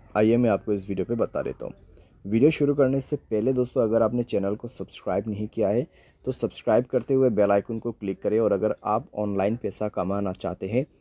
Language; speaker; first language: Hindi; native; Hindi